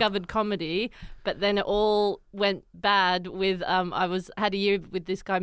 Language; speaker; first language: English; native; English